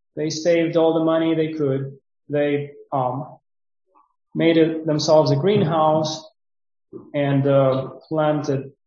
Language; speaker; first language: English; non-native, fluent; Ukrainian